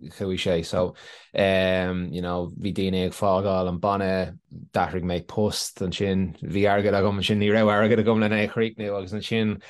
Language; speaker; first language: Irish; non-native, local second language; English